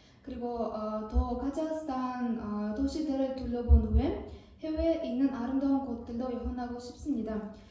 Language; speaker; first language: Korean; non-native, learner; Kazakh